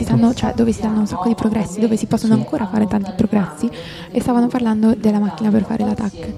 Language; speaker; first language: Italian; native; Italian